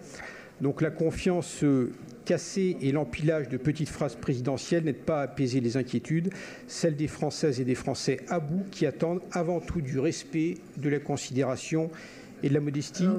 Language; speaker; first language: French; native; French